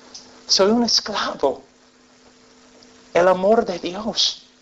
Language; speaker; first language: Spanish; non-native, fluent; English